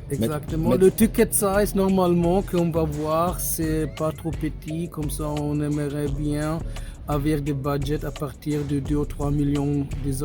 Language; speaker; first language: French; non-native, fluent; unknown